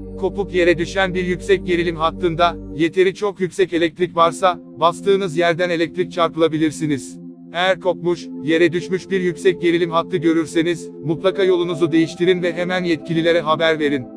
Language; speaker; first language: Turkish; native; Turkish